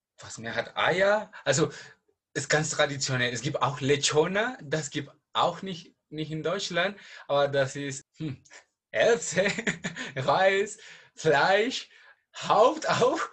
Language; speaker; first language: German; non-native, learner; Spanish